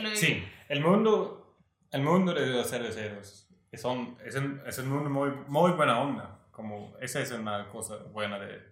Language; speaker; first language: Spanish; non-native, learner; Swedish